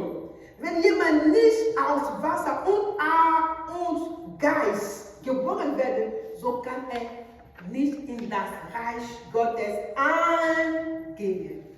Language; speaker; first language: German; non-native, learner; French